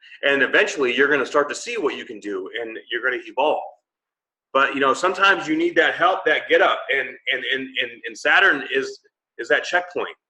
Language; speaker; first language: English; native; English